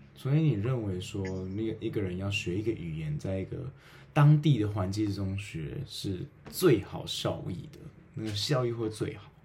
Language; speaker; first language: Chinese; native; Chinese